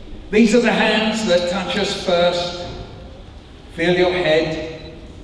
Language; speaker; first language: English; native; English